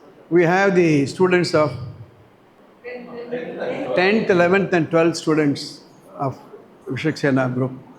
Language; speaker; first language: English; non-native, local second language; Tamil